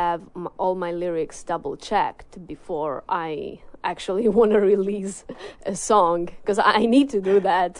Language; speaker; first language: English; non-native, fluent; Italian